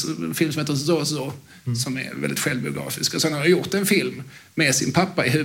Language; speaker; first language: Swedish; native; Swedish